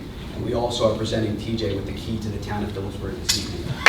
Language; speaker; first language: English; native; English